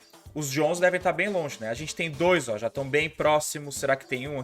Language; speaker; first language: Portuguese; native; Portuguese